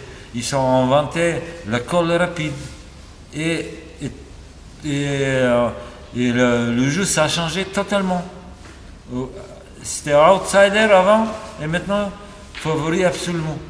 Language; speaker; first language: French; non-native, fluent; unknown